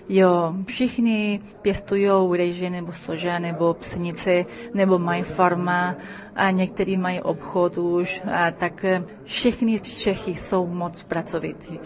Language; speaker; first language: Czech; early bilingual, heritage; Spanish